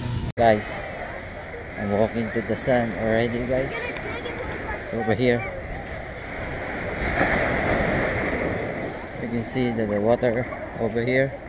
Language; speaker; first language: English; non-native, local second language; Filipino